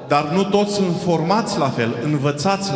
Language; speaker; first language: Romanian; non-native, fluent; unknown